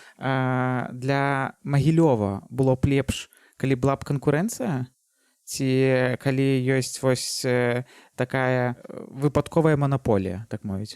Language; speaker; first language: Belarusian; non-native, local second language; Russian